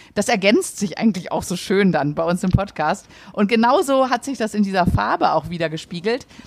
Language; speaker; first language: German; native; German